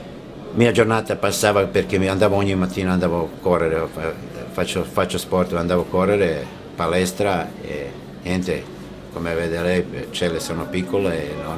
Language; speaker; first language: Italian; non-native, fluent; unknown